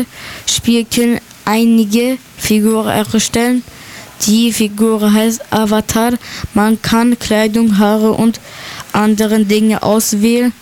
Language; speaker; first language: German; non-native, learner; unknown